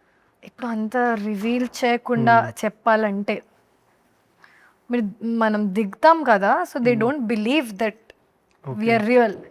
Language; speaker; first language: Telugu; non-native, learner; Hindi